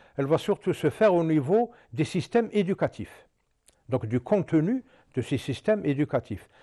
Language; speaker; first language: French; non-native, local second language; Arabic